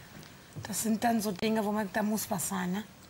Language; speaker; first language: German; native; German